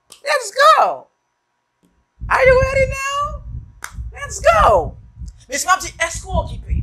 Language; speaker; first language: English; non-native, fluent; Haitian Creole